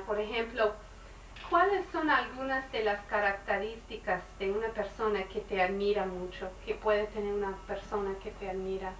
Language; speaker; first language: Spanish; non-native, learner; English